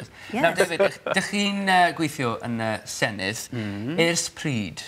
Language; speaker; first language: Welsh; non-native, local second language; English